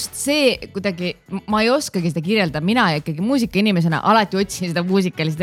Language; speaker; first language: Estonian; native; Estonian